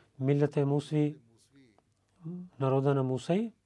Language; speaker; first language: Bulgarian; non-native, learner; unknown